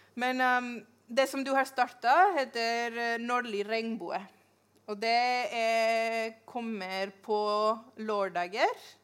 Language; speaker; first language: Norwegian; non-native, fluent; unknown